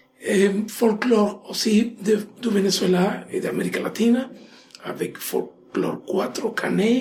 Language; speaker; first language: French; non-native, fluent; Spanish